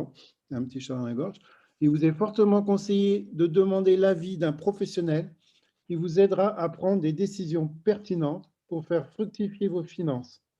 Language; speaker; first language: French; native; French